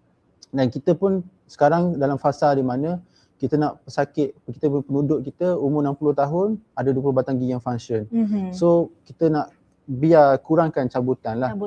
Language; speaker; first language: Malay; native; Malay